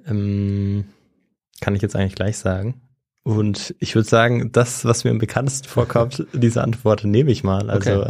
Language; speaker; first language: German; native; German